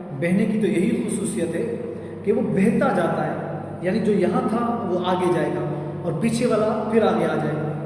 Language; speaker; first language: Urdu; non-native, local second language; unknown